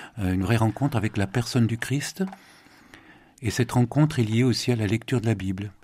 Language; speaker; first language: French; native; French